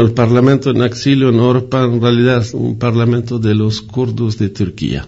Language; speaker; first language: Spanish; non-native, fluent; Kurdish